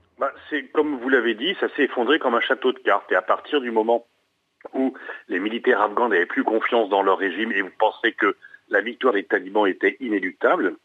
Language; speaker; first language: French; native; French